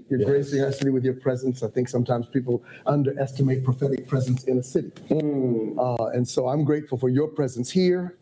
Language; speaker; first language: English; native; English